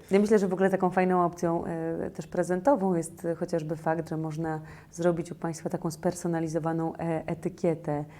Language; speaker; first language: Polish; native; Polish